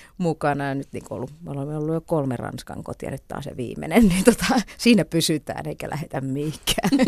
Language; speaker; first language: Finnish; native; Finnish